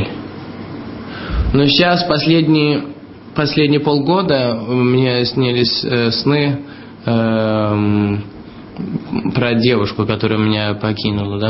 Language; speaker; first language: Russian; early bilingual, heritage; Russian